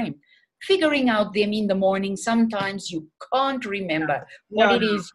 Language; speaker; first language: English; non-native, fluent; Portuguese